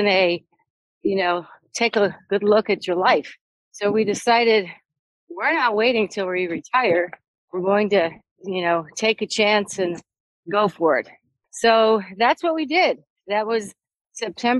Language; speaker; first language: English; native; English